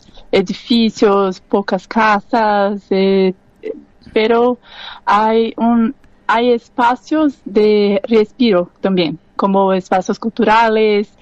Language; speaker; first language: Spanish; non-native, learner; Portuguese